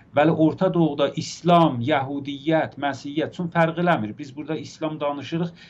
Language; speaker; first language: Azerbaijani; native; Azerbaijani